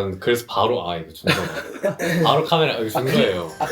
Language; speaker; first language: Korean; native; Korean